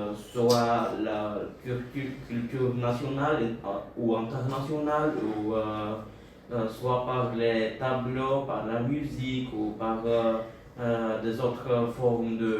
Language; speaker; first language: French; non-native, learner; Bulgarian